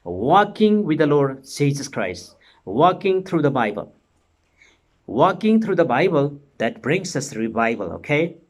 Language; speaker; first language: English; non-native, local second language; Nepali